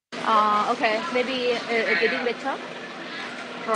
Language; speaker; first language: English; non-native, learner; Thai